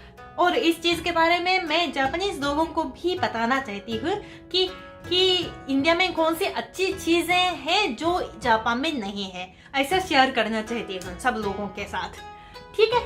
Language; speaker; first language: Hindi; non-native, fluent; Japanese